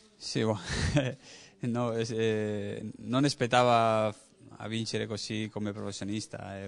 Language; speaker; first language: Italian; non-native, learner; Spanish